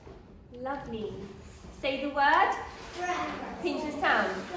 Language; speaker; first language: English; native; English